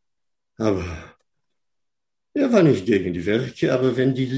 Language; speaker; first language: German; non-native, fluent; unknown